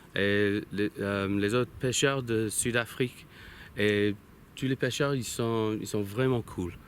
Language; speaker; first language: French; non-native, learner; English